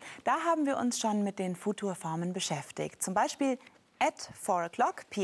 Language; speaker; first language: German; native; German